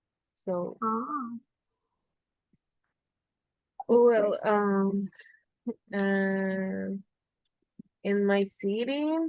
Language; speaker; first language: English; non-native, learner; Spanish